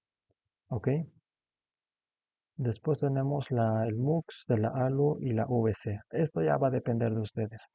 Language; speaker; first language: Spanish; native; Spanish